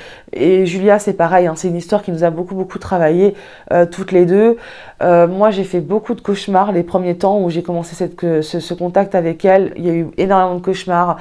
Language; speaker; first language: French; native; French